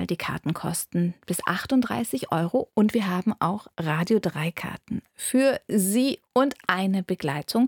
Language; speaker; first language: German; native; German